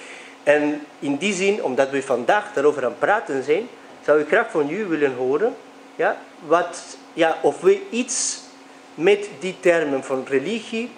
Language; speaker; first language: Dutch; non-native, fluent; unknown